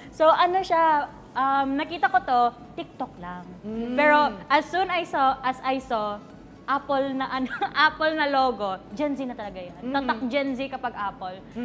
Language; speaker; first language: Filipino; non-native, local second language; Cebuano